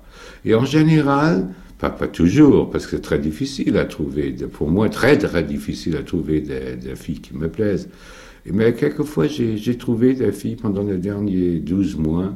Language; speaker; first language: French; non-native, fluent; German